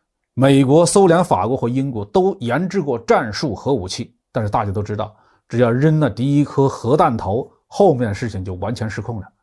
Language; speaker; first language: Chinese; native; Chinese